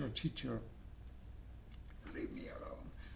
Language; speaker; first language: English; non-native, learner; French